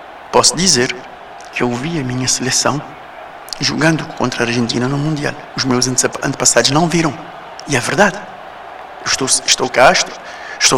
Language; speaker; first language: Portuguese; non-native, local second language; Kabuverdianu